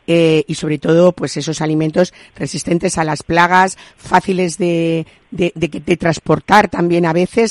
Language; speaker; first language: Spanish; native; Spanish